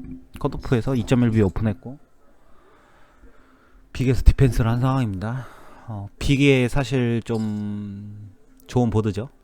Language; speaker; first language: Korean; native; Korean